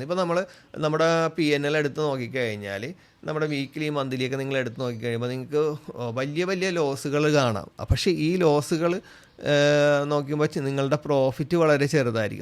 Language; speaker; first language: Malayalam; native; Malayalam